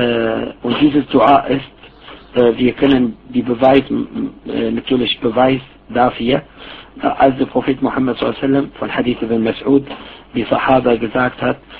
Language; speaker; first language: German; non-native, fluent; Arabic